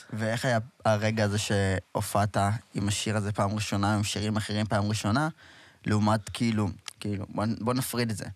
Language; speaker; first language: Hebrew; native; Hebrew